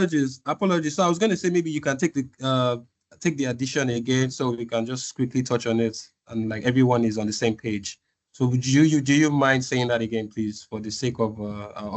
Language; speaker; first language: English; non-native, local second language; Yoruba